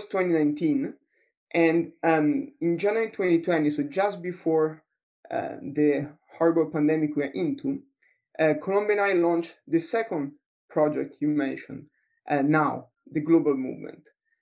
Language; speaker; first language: English; non-native, fluent; Italian